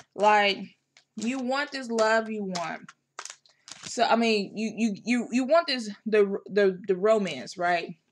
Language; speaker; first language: English; native; English